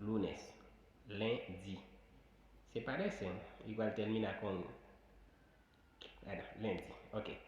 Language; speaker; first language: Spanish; non-native, fluent; Haitian Creole